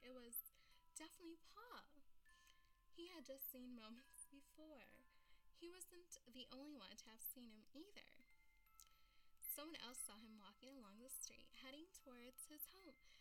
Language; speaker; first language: English; early bilingual, other home language; Spanish